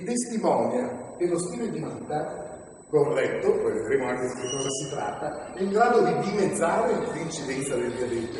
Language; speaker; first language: Italian; native; Italian